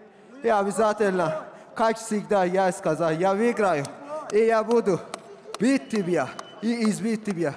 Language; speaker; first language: Russian; non-native, learner; Persian